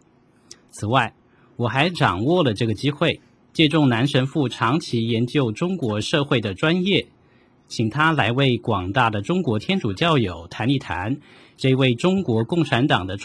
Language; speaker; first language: Chinese; native; Chinese